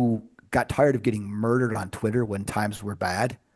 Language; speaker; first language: English; native; English